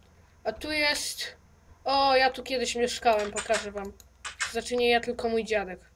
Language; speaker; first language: Polish; native; Polish